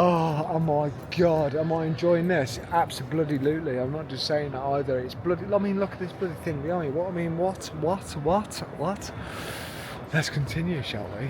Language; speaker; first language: English; native; English